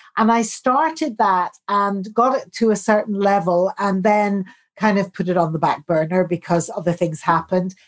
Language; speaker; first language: English; native; English